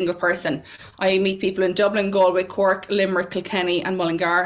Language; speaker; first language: English; native; English